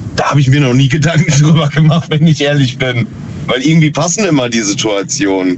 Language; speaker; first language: German; native; German